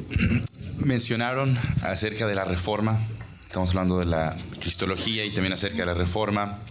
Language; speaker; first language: Spanish; native; Spanish